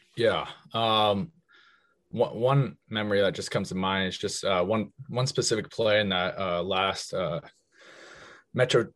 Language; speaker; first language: English; native; English